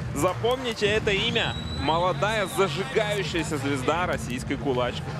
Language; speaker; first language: Russian; native; Russian